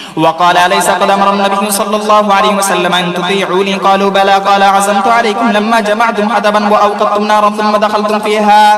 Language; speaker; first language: Arabic; non-native, fluent; Bangla